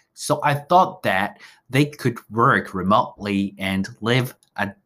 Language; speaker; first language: English; non-native, fluent; Japanese